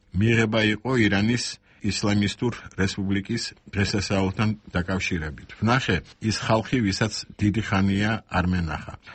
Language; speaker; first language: Georgian; non-native, local second language; Armenian